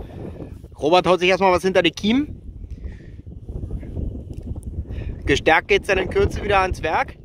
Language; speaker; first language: German; native; German